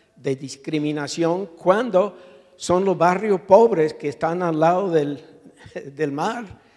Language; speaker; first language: Spanish; non-native, fluent; English